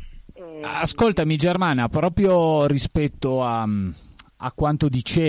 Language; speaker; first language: Italian; native; Italian